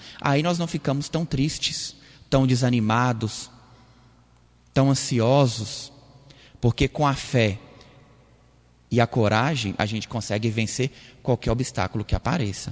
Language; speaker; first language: Portuguese; native; Portuguese